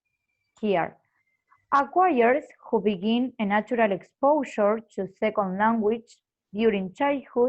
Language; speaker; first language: English; non-native, fluent; Spanish